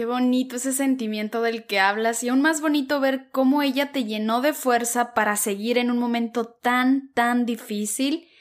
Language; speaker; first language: Spanish; native; Spanish